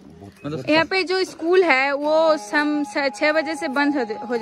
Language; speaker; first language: Hindi; non-native, local second language; Bangla